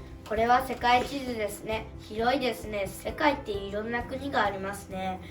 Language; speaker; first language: Japanese; early bilingual, other home language; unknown